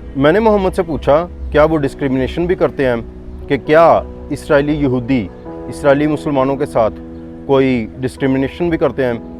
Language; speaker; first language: Urdu; non-native, local second language; Punjabi